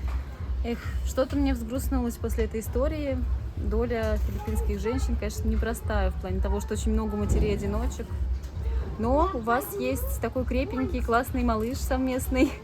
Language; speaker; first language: Russian; native; Russian